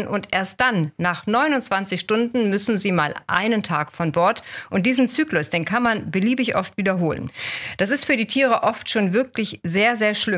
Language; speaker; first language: German; native; German